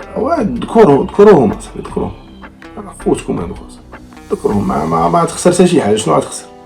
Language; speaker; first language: Arabic; native; Arabic